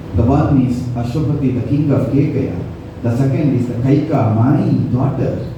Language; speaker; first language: English; non-native, local second language; Kannada